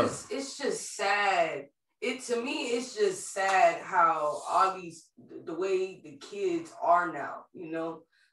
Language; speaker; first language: English; native; English